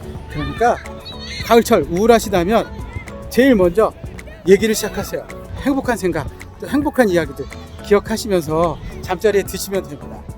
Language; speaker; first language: Korean; native; Korean